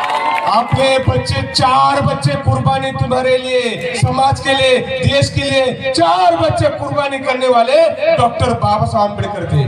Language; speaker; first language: Hindi; native; Hindi